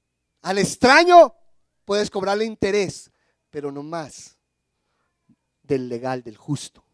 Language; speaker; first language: Spanish; native; Spanish